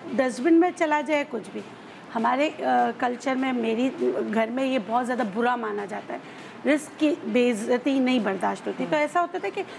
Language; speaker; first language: Urdu; native; Urdu